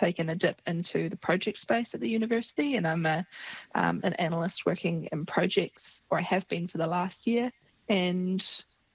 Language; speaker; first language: English; native; English